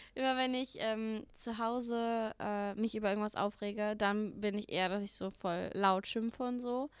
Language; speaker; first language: German; native; German